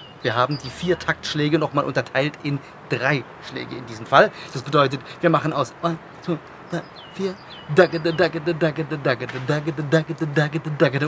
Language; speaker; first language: German; native; German